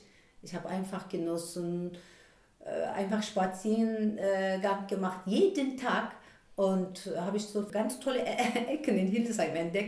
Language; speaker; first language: German; non-native, learner; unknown